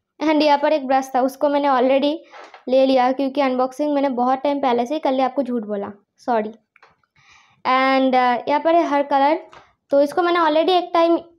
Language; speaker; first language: Hindi; non-native, local second language; Bangla